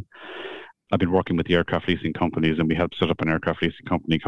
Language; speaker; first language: English; native; English